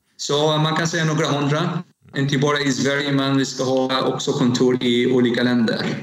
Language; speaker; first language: Swedish; non-native, learner; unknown